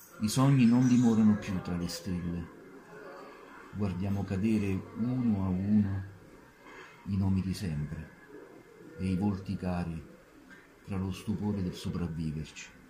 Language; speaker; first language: Italian; native; Italian